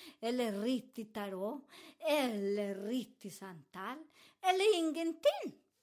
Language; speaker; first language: Swedish; non-native, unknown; Spanish